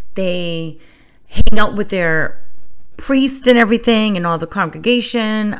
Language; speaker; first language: English; native; English